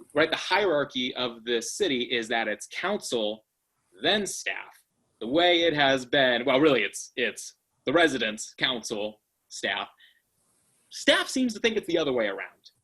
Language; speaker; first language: English; native; English